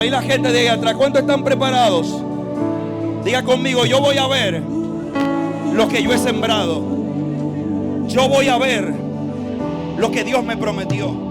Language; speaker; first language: Spanish; native; Spanish